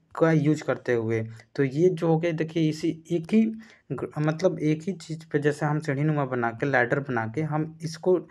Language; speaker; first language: Hindi; native; Hindi